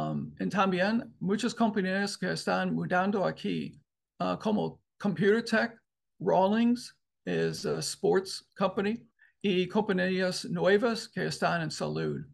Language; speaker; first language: Spanish; non-native, learner; English